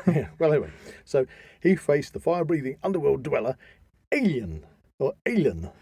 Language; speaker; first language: English; native; English